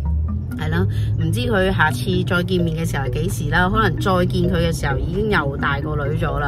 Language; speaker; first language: Cantonese; native; Cantonese